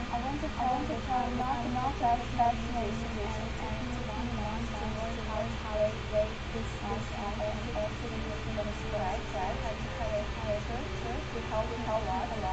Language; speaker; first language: English; non-native, learner; Ukrainian